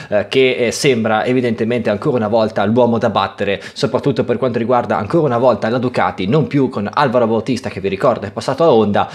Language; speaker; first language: Italian; native; Italian